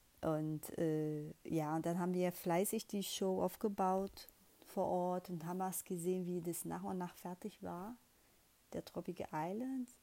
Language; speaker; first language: German; non-native, fluent; Portuguese